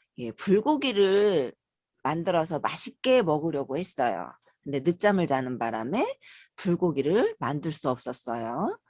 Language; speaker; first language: Korean; native; Korean